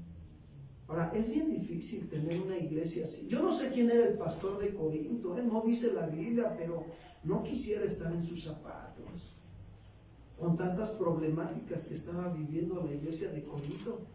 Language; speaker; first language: Spanish; native; Spanish